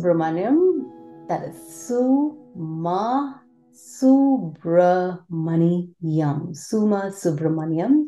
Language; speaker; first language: English; non-native, local second language; Tamil